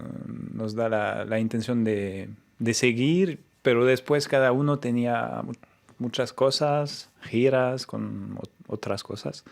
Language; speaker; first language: Spanish; non-native, fluent; French